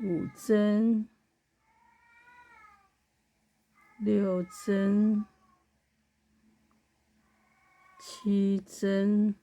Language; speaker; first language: Chinese; native; Chinese